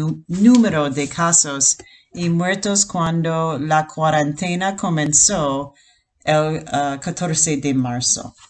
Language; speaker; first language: Spanish; non-native, fluent; English